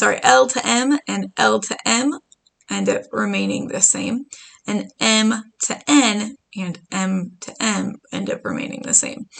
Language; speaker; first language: English; native; English